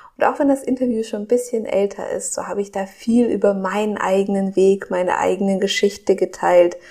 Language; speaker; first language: German; early bilingual, other home language; Russian